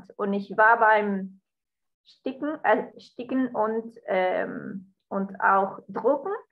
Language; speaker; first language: German; non-native, fluent; Spanish